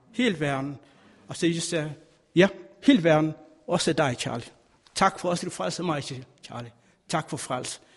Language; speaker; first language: Danish; non-native, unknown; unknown